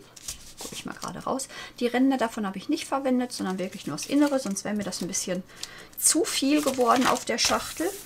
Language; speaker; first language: German; native; German